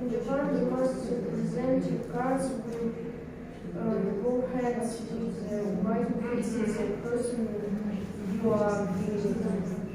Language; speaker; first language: English; non-native, learner; Russian